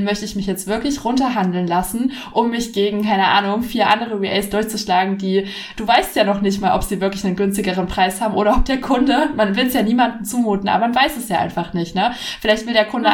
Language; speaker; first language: German; native; German